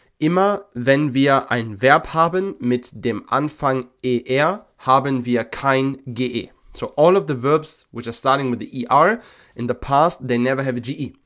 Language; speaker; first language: German; native; German